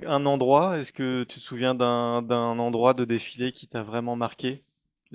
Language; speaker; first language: French; native; French